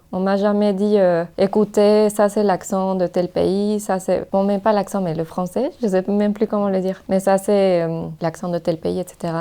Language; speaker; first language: French; non-native, fluent; Spanish